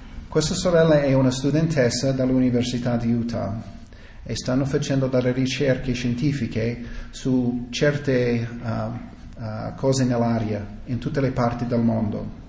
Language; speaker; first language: Italian; non-native, fluent; English